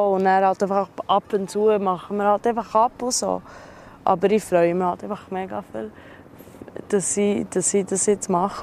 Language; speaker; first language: German; early bilingual, heritage; German